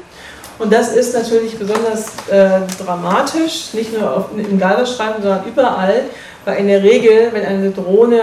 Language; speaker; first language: German; native; German